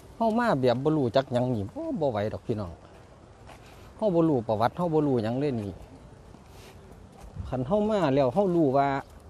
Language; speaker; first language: Thai; native; Thai